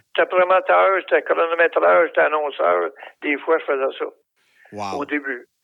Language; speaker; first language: French; native; French